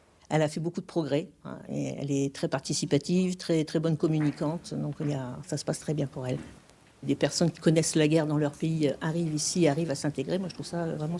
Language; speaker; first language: French; native; French